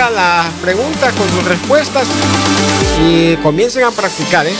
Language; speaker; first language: Spanish; native; Spanish